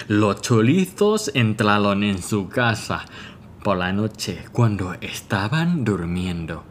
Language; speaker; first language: Spanish; non-native, fluent; Thai